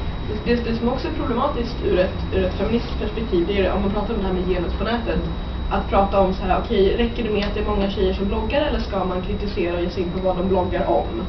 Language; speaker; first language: Swedish; native; Swedish